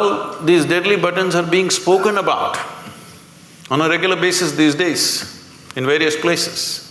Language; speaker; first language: English; non-native, local second language; Kannada